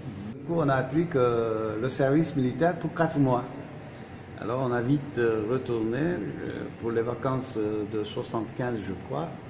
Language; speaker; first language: French; non-native, fluent; Turkish